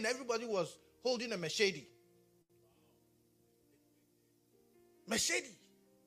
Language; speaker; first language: English; non-native, local second language; Akan